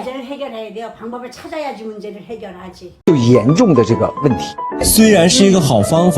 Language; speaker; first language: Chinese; non-native, learner; Korean